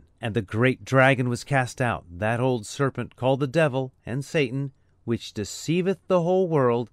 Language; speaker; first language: English; native; English